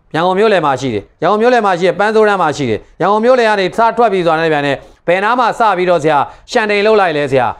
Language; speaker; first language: Burmese; native; Burmese